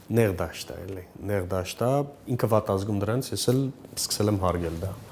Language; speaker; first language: Armenian; early bilingual, heritage; Armenian